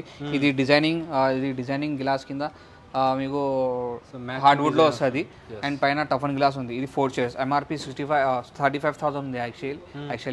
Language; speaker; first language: Telugu; non-native, local second language; Urdu